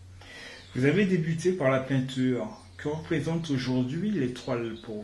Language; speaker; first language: French; native; French